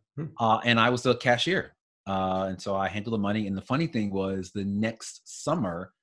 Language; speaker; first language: English; native; English